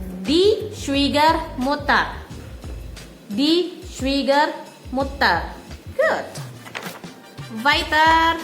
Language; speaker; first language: German; non-native, learner; Indonesian